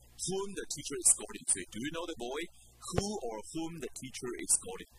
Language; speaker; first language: English; non-native, fluent; Chinese